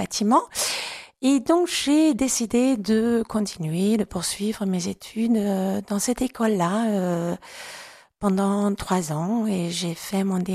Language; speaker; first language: French; non-native, fluent; German